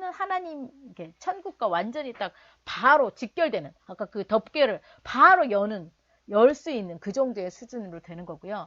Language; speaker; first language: Korean; native; Korean